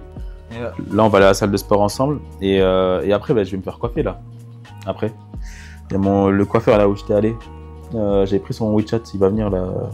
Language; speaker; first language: French; native; French